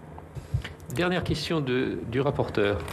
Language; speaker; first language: French; native; French